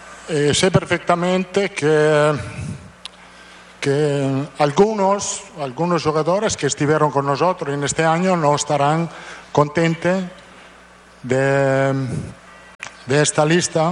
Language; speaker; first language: Portuguese; non-native, learner; Italian